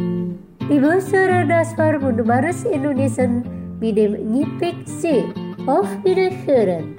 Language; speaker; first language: German; non-native, fluent; Indonesian